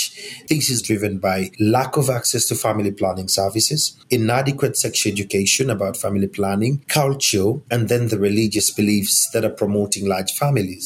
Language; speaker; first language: English; non-native, local second language; Ganda